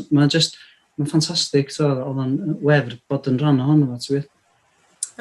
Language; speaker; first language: Welsh; native; Welsh